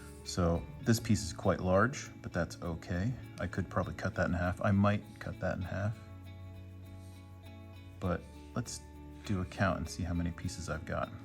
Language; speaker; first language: English; native; English